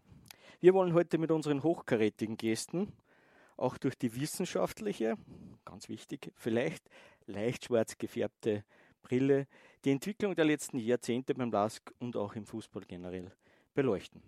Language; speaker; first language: German; native; German